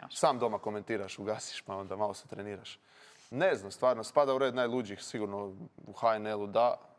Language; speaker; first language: Croatian; native; Croatian